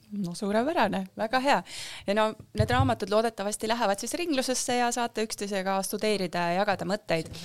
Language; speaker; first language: Estonian; native; Estonian